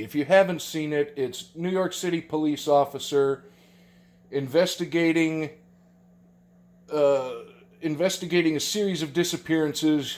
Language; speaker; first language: English; native; English